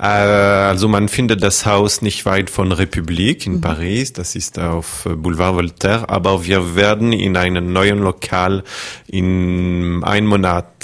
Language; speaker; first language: German; non-native, fluent; French